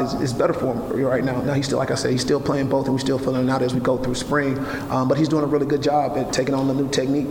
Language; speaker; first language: English; native; English